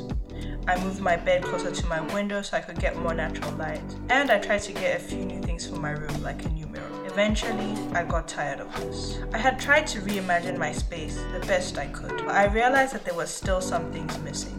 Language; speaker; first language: English; non-native, local second language; Akan